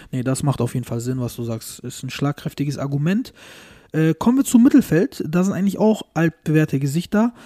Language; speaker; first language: German; early bilingual, other home language; Turkish